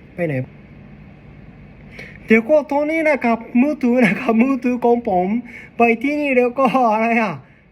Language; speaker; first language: Thai; non-native, learner; Japanese